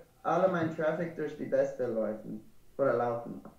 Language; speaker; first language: German; non-native, learner; English